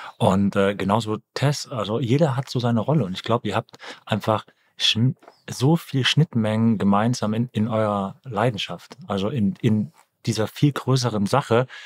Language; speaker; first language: German; native; German